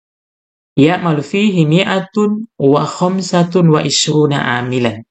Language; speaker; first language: Arabic; non-native, fluent; Indonesian